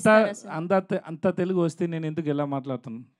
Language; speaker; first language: Telugu; non-native, learner; Tamil